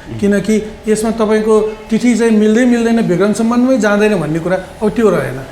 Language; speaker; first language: Nepali; non-native, local second language; Newari